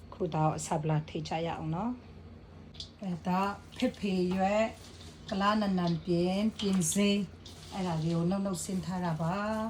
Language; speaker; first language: Burmese; non-native, local second language; Kachin